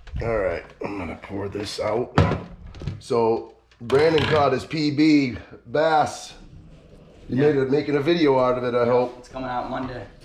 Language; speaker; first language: English; native; English